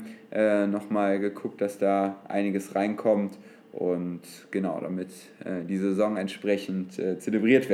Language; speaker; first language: German; native; German